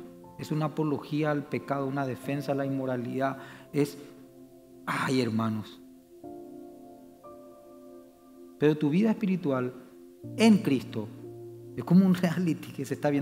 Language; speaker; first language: Spanish; native; Spanish